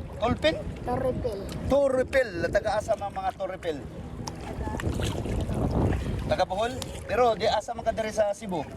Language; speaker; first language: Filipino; non-native, local second language; Cebuano